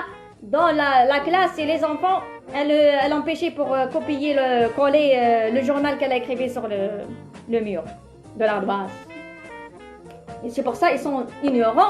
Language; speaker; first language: French; non-native, local second language; Arabic